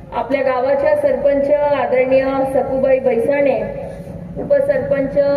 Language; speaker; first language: Marathi; native; Marathi